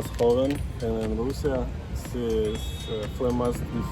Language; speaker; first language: Spanish; non-native, fluent; Russian